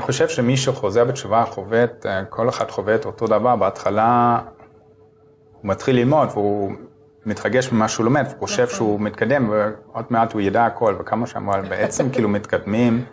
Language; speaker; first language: Hebrew; non-native, fluent; German